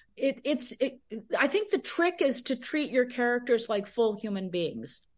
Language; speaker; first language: English; early bilingual, other home language; Spanish